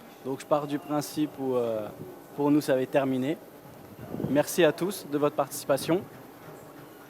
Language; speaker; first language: French; native; French